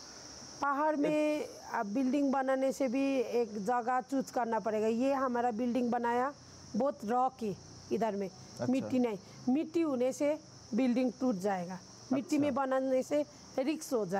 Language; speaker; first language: Hindi; non-native, local second language; Nepali